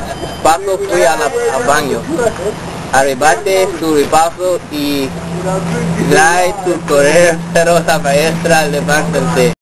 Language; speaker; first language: Spanish; non-native, learner; English